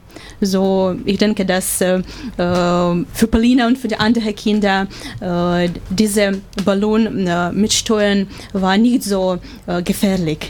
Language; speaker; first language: German; non-native, learner; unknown